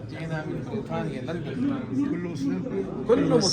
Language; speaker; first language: Arabic; non-native, fluent; Urdu